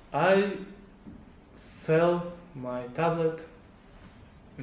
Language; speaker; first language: English; non-native, learner; Kazakh